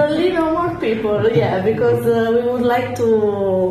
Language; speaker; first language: English; non-native, learner; Italian